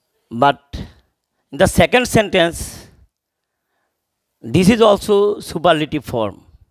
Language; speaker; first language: English; non-native, local second language; Bangla